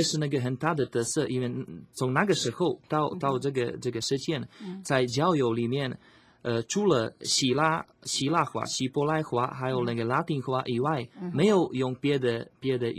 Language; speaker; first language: Chinese; non-native, learner; Slovak